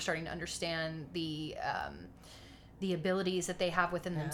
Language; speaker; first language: English; native; English